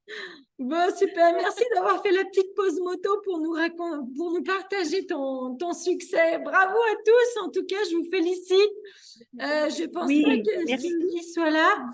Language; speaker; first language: French; native; French